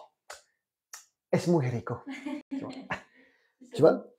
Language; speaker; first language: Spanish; non-native, fluent; French